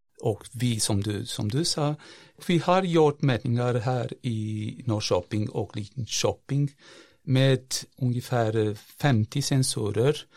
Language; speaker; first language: Swedish; non-native, fluent; Portuguese